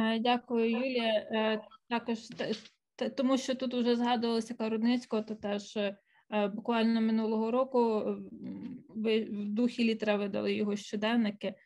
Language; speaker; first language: Ukrainian; native; Ukrainian